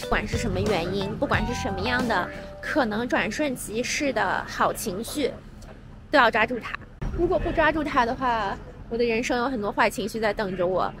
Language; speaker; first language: Chinese; native; Chinese